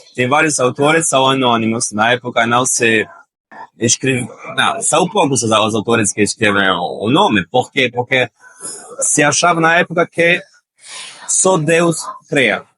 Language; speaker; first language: Portuguese; non-native, fluent; Italian